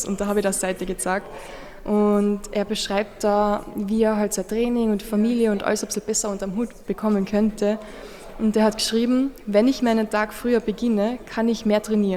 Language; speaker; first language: German; native; German